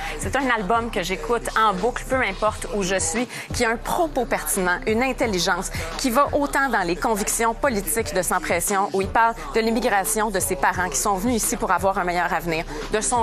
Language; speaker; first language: French; native; French